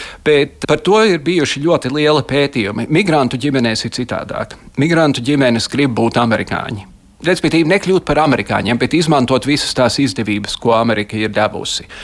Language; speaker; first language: Latvian; early bilingual, heritage; Latvian